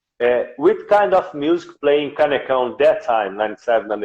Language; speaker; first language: English; non-native, learner; Portuguese